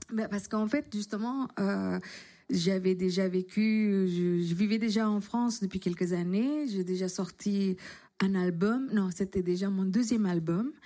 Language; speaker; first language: French; non-native, fluent; Indonesian